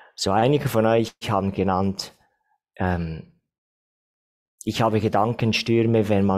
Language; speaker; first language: German; non-native, fluent; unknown